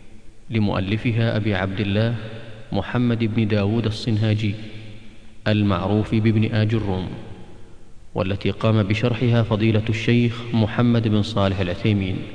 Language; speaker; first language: Arabic; native; Arabic